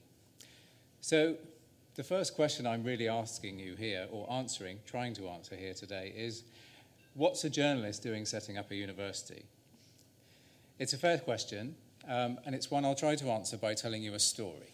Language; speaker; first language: English; native; English